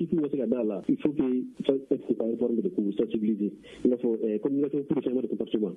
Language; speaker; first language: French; non-native, local second language; Bambara